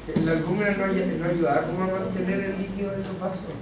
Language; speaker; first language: Spanish; native; Spanish